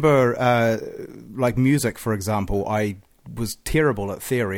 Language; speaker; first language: English; native; English